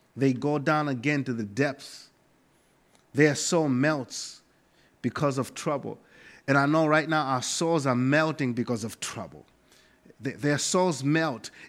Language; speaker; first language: English; non-native, local second language; Nyanja